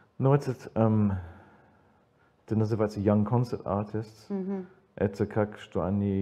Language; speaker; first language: Russian; non-native, learner; English